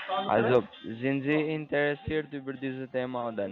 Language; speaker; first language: German; non-native, learner; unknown